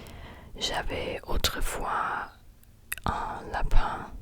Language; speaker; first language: French; non-native, fluent; German